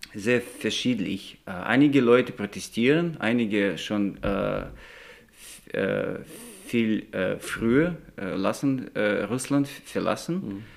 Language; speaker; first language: German; non-native, learner; Russian